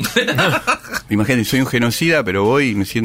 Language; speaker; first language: Spanish; native; Spanish